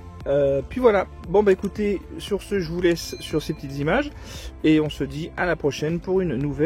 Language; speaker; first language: French; native; French